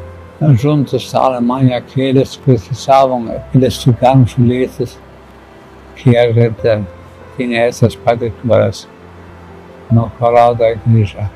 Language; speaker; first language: Portuguese; non-native, fluent; German